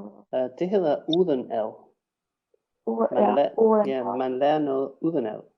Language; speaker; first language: Danish; non-native, fluent; English